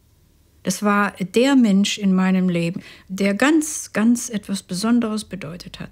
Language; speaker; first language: German; native; German